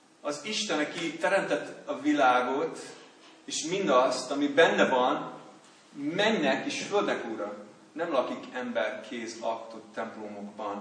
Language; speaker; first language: Hungarian; non-native, learner; English